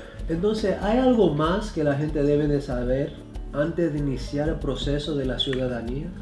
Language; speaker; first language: Spanish; early bilingual, heritage; Spanish